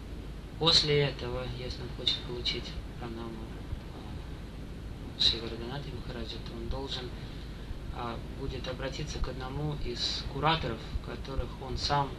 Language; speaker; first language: Russian; native; Russian